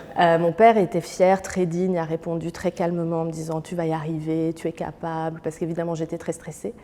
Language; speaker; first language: French; early bilingual, other home language; Arabic